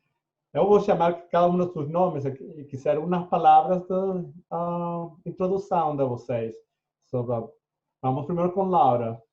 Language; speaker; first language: Portuguese; non-native, fluent; Spanish